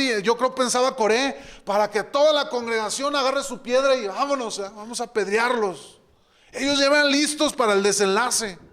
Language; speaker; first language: Spanish; native; Spanish